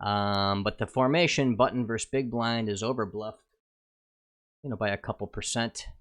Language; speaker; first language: English; native; English